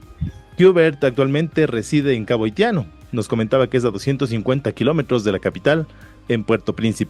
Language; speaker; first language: Spanish; native; Spanish